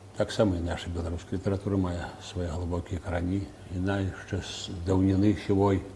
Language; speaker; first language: Belarusian; native; Belarusian